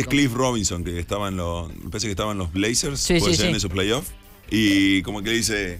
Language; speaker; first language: Spanish; native; Spanish